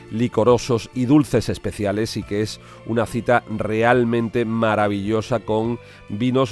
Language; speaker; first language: Spanish; native; Spanish